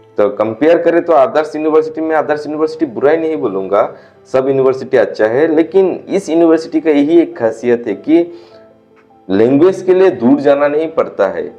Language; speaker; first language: Hindi; non-native, local second language; Assamese